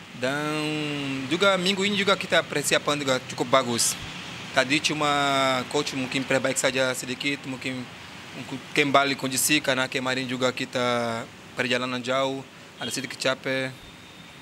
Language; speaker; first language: Indonesian; non-native, fluent; Portuguese